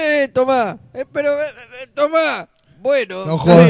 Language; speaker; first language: Spanish; native; Spanish